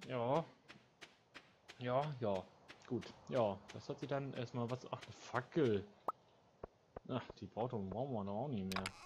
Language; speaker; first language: German; native; German